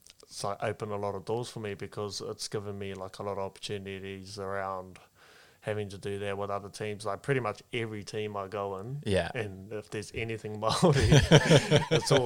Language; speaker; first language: English; non-native, local second language; Māori